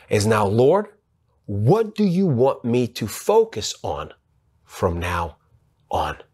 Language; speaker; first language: English; non-native, fluent; Ukrainian